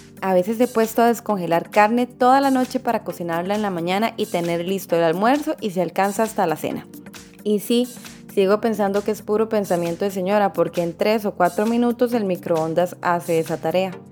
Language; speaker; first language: Spanish; native; Spanish